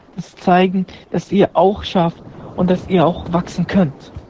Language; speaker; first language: German; non-native, fluent; Arabic